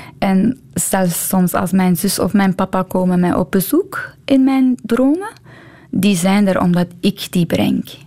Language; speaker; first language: Dutch; non-native, fluent; Persian